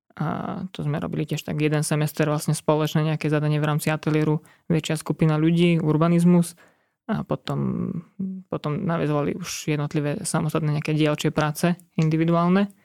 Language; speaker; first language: Slovak; native; Slovak